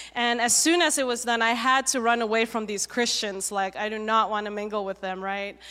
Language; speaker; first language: English; native; English